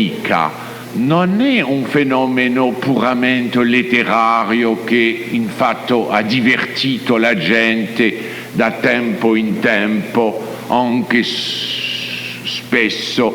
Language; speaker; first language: Italian; non-native, fluent; French